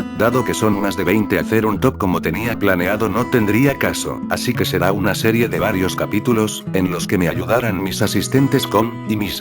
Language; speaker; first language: Spanish; native; Spanish